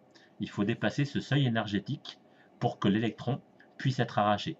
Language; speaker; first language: French; native; French